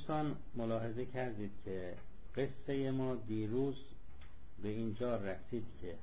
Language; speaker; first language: Persian; native; Persian